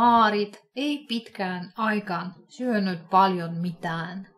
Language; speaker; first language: Finnish; non-native, fluent; Russian